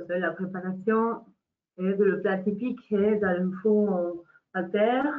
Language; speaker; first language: French; non-native, learner; Spanish